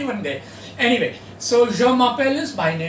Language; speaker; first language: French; non-native, fluent; Hindi